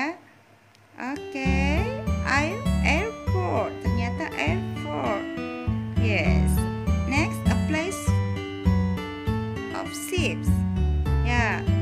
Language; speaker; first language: English; non-native, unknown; Indonesian